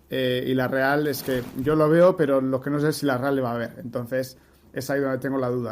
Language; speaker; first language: Spanish; native; Spanish